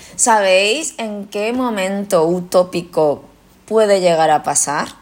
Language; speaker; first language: Spanish; early bilingual, other home language; Korean